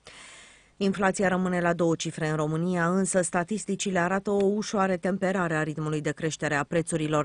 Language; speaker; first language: Romanian; native; Romanian